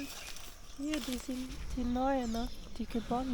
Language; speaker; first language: German; non-native, fluent; Portuguese